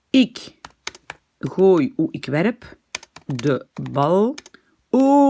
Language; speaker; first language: Dutch; non-native, fluent; French